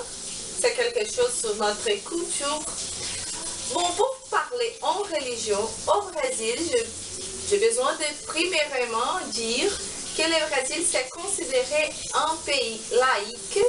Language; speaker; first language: French; non-native, learner; Portuguese